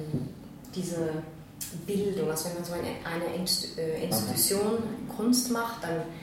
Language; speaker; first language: German; non-native, fluent; Norwegian